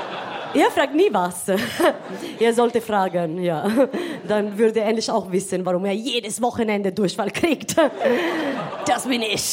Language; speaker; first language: German; non-native, fluent; Italian